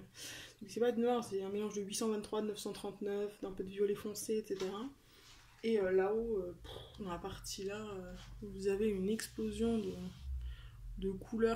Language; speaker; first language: French; native; French